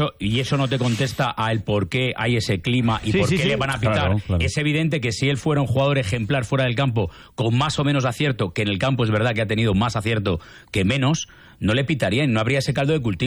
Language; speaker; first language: Spanish; native; Spanish